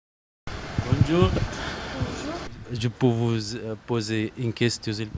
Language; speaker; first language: French; non-native, learner; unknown